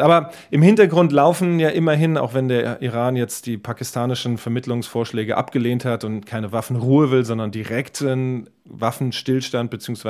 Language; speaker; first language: German; native; German